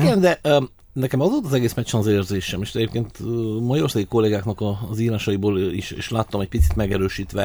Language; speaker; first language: Hungarian; native; Hungarian